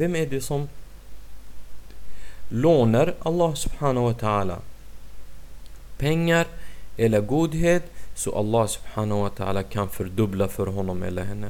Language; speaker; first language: Swedish; non-native, fluent; Arabic